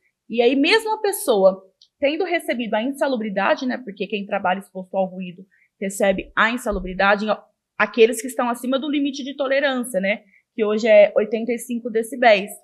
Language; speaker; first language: Portuguese; native; Portuguese